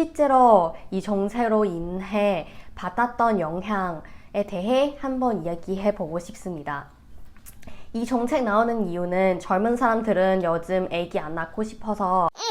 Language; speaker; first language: Korean; non-native, fluent; Cantonese